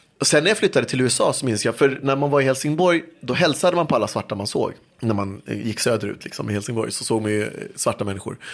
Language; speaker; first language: Swedish; early bilingual, other home language; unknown